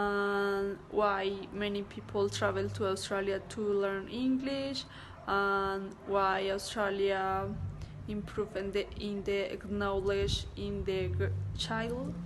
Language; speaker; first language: English; non-native, learner; Spanish